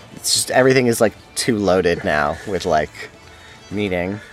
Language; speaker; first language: English; native; English